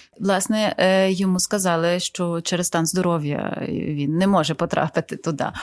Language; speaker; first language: Ukrainian; native; Ukrainian